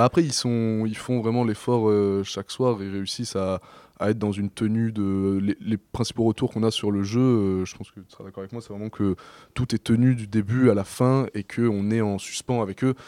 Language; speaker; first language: French; native; French